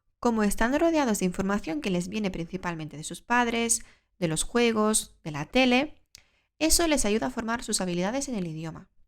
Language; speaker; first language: Spanish; early bilingual, other home language; Lithuanian